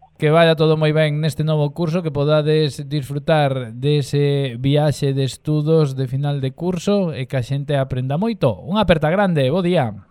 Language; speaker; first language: Galician; native; Galician